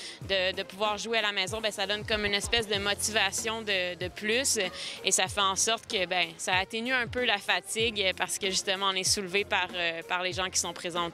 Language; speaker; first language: French; native; French